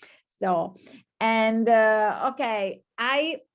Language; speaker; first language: English; non-native, fluent; Italian